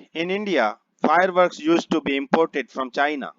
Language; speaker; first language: English; non-native, local second language; Gujarati